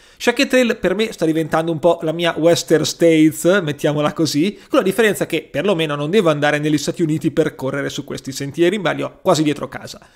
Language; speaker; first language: Italian; native; Italian